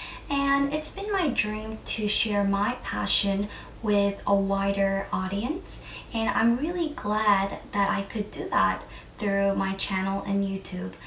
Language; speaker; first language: English; early bilingual, other home language; Korean